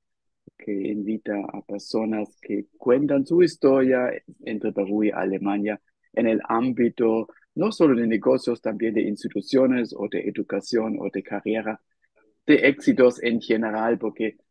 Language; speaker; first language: Spanish; non-native, fluent; German